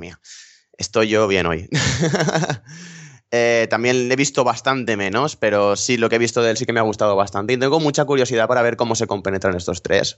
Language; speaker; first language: Spanish; native; Spanish